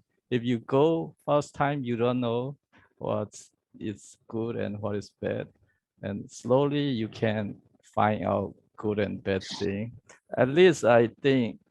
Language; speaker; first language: English; non-native, learner; Burmese